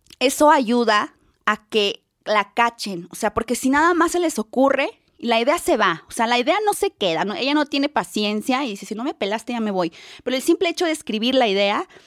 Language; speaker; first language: Spanish; native; Spanish